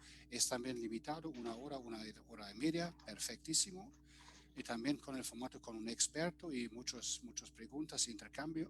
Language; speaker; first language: Spanish; non-native, fluent; German